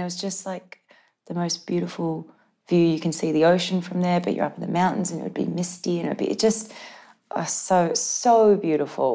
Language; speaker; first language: English; native; English